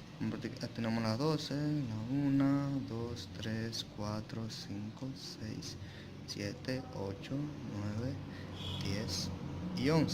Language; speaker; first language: Spanish; native; Spanish